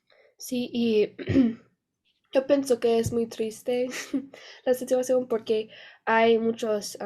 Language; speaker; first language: Spanish; non-native, learner; English